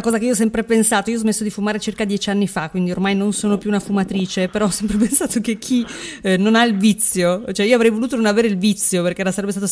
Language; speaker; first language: Italian; native; Italian